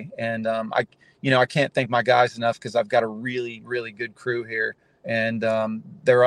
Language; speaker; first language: English; native; English